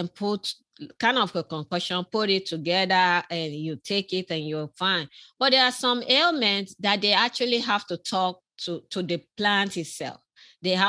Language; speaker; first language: English; non-native, local second language; Yoruba